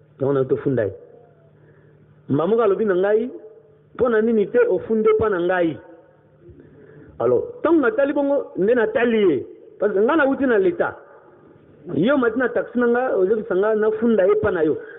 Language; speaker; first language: Lingala; non-native, local second language; Kongo